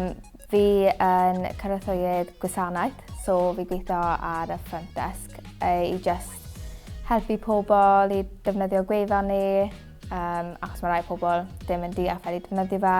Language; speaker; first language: Welsh; native; Welsh